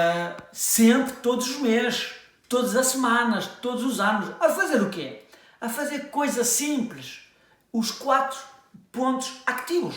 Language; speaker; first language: Portuguese; early bilingual, heritage; French